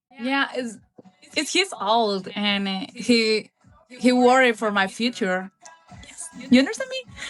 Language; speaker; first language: English; non-native, learner; Spanish